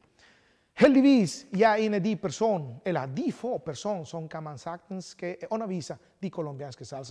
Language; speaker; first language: Danish; non-native, fluent; Spanish